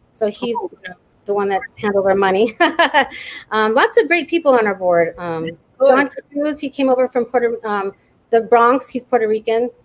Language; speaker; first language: English; native; English